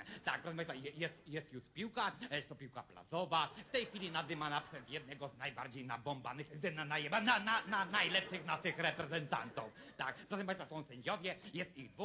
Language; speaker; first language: Polish; native; Polish